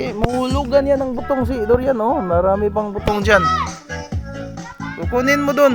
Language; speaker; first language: Filipino; non-native, local second language; Cebuano